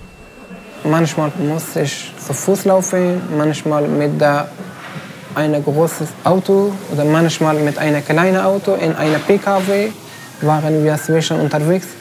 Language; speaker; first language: German; non-native, learner; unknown